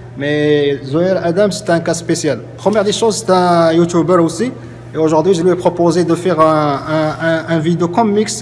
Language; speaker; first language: French; non-native, local second language; Arabic